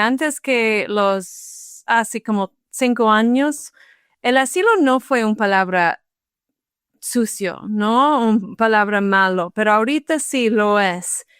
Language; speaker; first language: Spanish; non-native, fluent; English